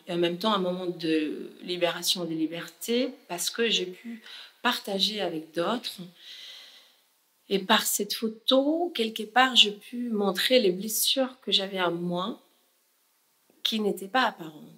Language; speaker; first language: French; non-native, fluent; Spanish